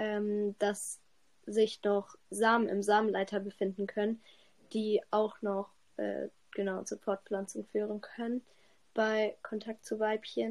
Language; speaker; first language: German; native; German